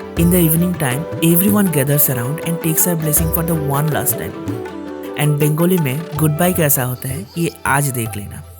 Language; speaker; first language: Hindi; non-native, local second language; Bangla